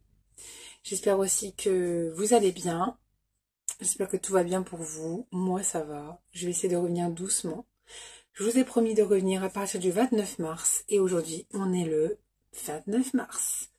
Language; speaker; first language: French; native; French